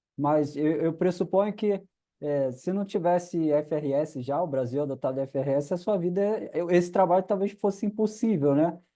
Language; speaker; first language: Portuguese; native; Portuguese